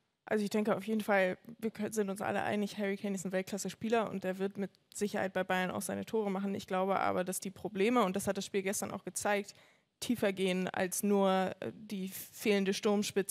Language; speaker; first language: German; native; German